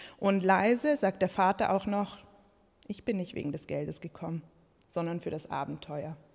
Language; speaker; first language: German; early bilingual, other home language; Croatian